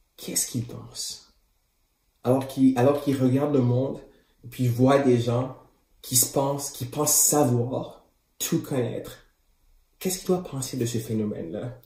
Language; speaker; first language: French; native; French